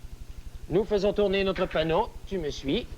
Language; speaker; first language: French; native; French